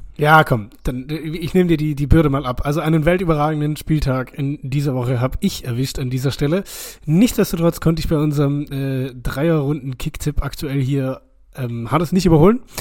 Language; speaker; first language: German; native; German